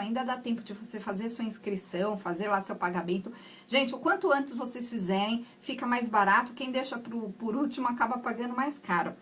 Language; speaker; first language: Portuguese; native; Portuguese